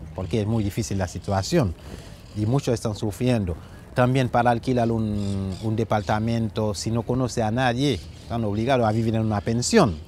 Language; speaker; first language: Spanish; non-native, fluent; Haitian Creole